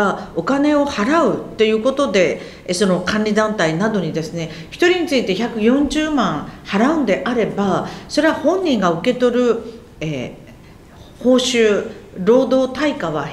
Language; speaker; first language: Japanese; native; Japanese